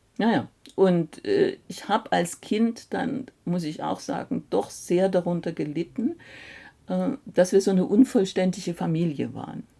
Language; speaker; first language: German; native; German